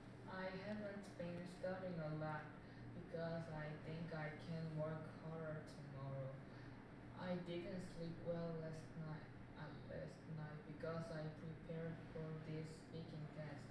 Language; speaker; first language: English; non-native, learner; Korean